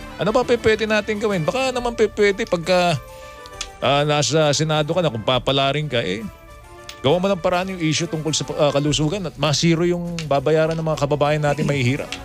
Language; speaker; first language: Filipino; native; Filipino